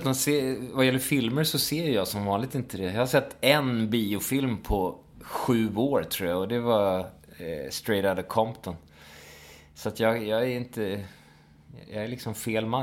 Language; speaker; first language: Swedish; native; Swedish